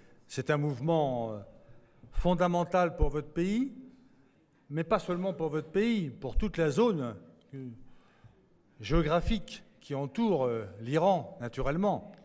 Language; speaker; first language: French; native; French